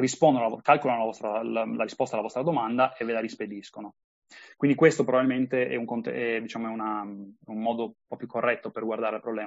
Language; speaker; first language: Italian; native; Italian